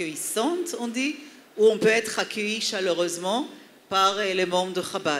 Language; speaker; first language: French; non-native, fluent; Hebrew